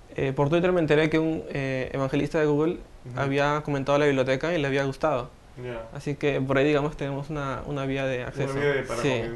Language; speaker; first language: Spanish; native; Spanish